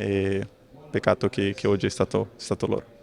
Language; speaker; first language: Italian; non-native, fluent; Portuguese